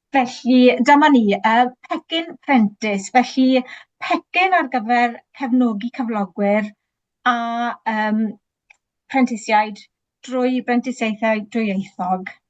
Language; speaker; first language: Welsh; native; Welsh